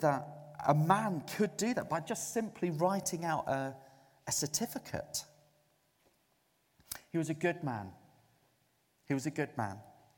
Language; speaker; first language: English; native; English